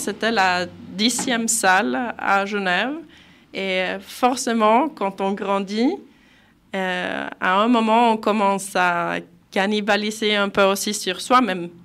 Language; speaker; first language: French; non-native, fluent; Swedish